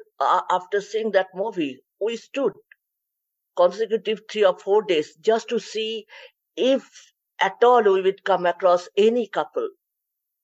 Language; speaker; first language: English; non-native, local second language; Bangla